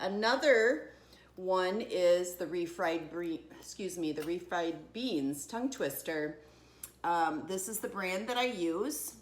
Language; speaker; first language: English; native; English